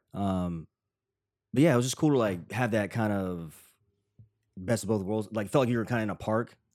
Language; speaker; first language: English; early bilingual, other home language; Filipino